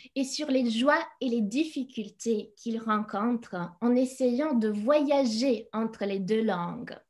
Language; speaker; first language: French; non-native, fluent; English